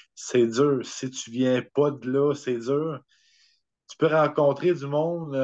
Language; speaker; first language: French; native; French